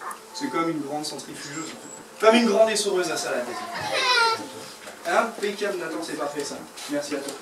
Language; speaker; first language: French; native; French